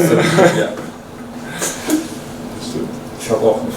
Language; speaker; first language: German; non-native, local second language; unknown